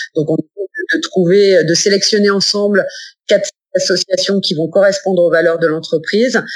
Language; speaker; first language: French; native; French